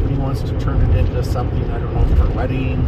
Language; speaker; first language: English; native; English